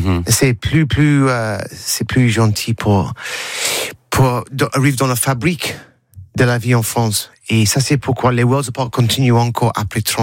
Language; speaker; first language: French; non-native, learner; English